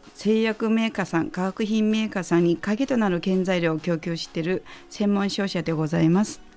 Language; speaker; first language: Japanese; non-native, fluent; Chinese